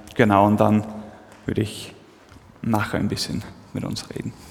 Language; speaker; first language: German; non-native, fluent; English